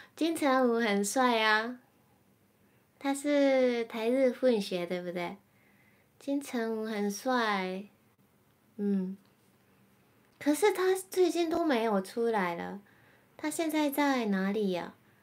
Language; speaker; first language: Chinese; non-native, fluent; Japanese